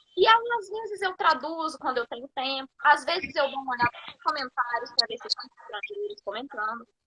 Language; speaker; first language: Portuguese; native; Portuguese